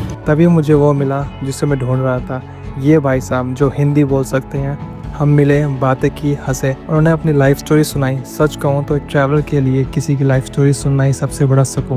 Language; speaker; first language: Hindi; native; Hindi